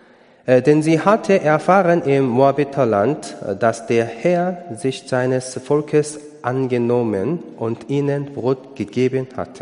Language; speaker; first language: German; non-native, learner; Korean